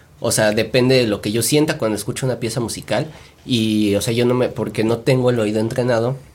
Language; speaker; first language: Spanish; native; Spanish